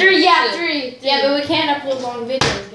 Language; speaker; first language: English; native; English